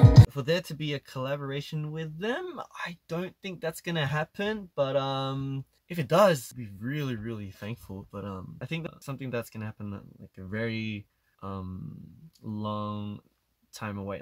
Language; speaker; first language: English; native; English